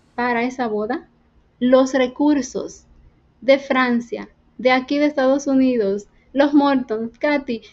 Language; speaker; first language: Spanish; native; Spanish